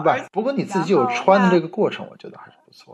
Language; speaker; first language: Chinese; native; Chinese